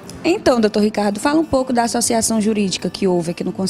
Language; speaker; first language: Portuguese; native; Portuguese